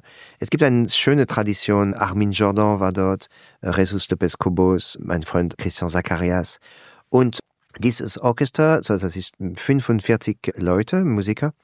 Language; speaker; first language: German; non-native, learner; French